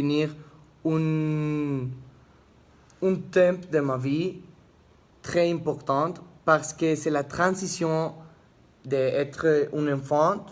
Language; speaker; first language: French; non-native, learner; Spanish